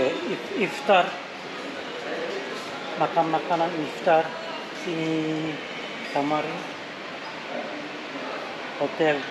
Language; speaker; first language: Indonesian; non-native, learner; Turkish